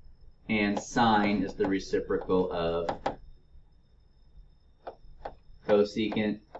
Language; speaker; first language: English; native; English